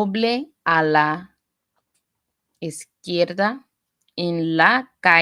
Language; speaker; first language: Spanish; non-native, learner; English